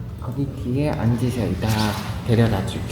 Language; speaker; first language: Korean; non-native, learner; Chinese